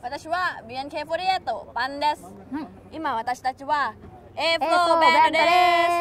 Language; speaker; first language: Japanese; non-native, learner; Thai